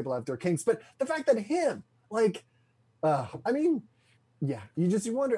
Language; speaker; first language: English; native; English